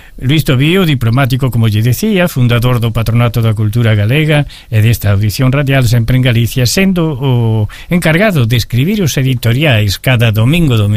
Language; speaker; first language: Galician; early bilingual, heritage; Galician